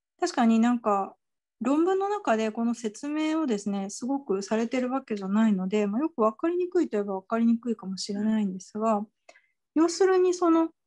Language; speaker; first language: Japanese; native; Japanese